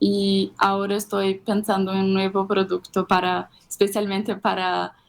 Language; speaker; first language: Spanish; non-native, fluent; Portuguese